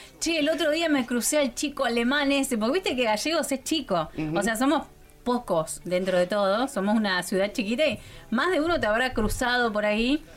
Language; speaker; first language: Spanish; native; Spanish